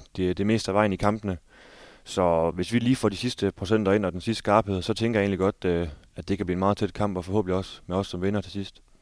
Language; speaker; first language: Danish; native; Danish